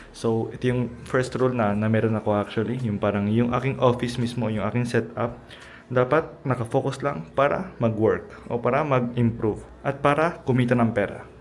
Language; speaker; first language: Filipino; early bilingual, heritage; Filipino